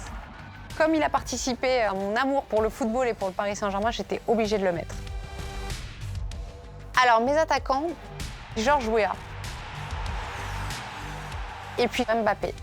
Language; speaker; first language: French; native; French